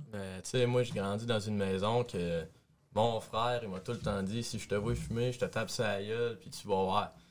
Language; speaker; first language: French; native; French